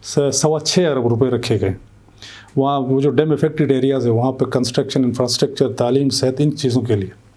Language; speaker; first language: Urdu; non-native, local second language; Shina